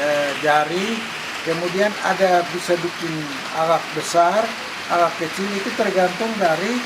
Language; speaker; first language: Indonesian; non-native, local second language; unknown